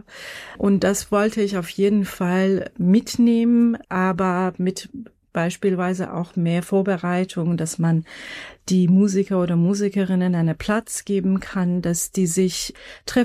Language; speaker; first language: German; non-native, fluent; Persian